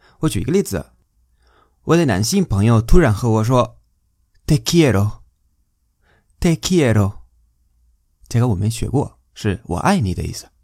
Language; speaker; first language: Chinese; non-native, fluent; Spanish